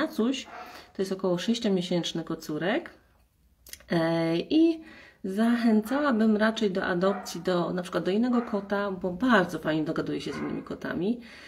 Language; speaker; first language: Polish; native; Polish